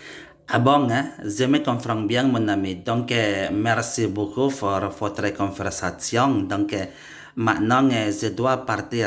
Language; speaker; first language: French; non-native, learner; Indonesian